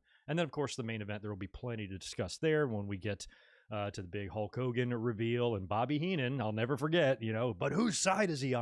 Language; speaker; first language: English; native; English